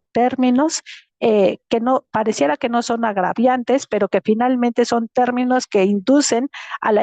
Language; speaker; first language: Spanish; native; Spanish